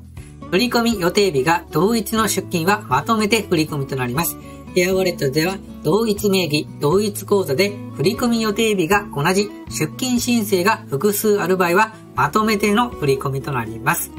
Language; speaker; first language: Japanese; native; Japanese